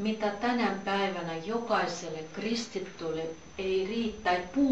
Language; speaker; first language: Finnish; non-native, learner; Russian